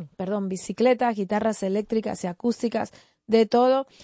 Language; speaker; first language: Spanish; native; Spanish